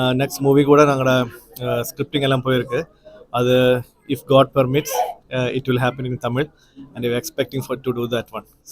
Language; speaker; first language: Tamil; non-native, learner; Malayalam